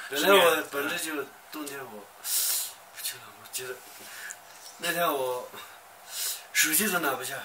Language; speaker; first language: Chinese; non-native, local second language; Tibetan